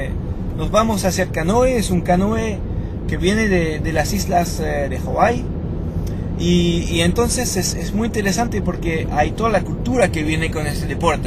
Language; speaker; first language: Spanish; non-native, fluent; French